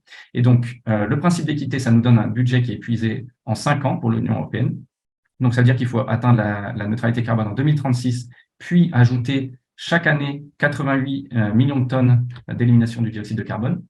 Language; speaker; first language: French; native; French